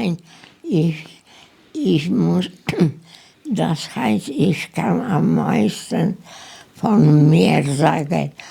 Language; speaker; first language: German; non-native, learner; Polish